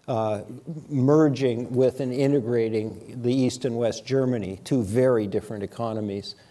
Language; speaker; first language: English; native; English